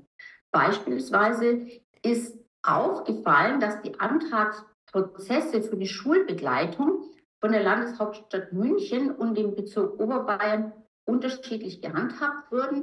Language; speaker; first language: German; native; German